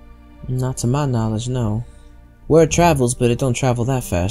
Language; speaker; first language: English; native; English